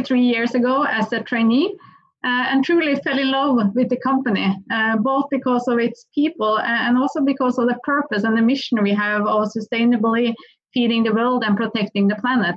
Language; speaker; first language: English; non-native, fluent; Norwegian